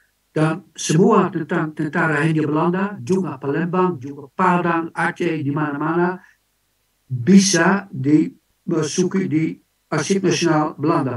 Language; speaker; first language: Indonesian; non-native, fluent; Dutch